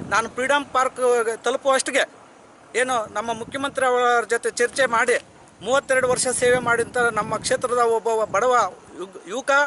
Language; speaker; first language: Kannada; native; Kannada